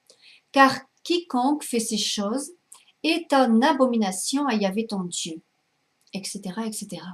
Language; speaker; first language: French; native; French